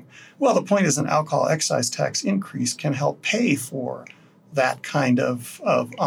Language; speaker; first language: English; native; English